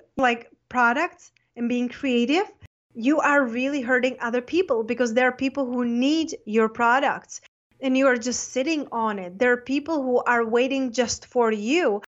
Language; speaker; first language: English; non-native, fluent; Czech